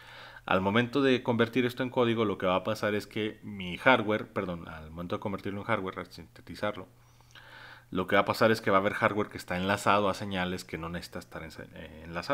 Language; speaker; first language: Spanish; native; Spanish